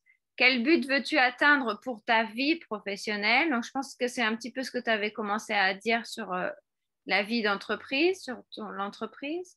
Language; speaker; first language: French; non-native, fluent; Spanish